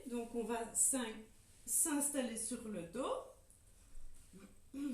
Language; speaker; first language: French; native; French